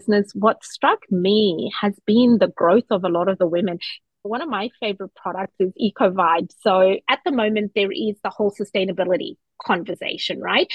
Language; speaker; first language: English; non-native, local second language; Shona